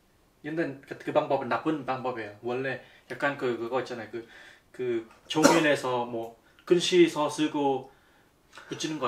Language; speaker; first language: Korean; non-native, learner; Vietnamese